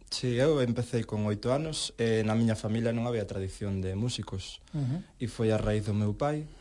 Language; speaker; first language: Galician; non-native, local second language; Spanish